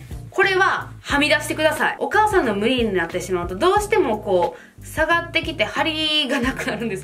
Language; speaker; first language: Japanese; native; Japanese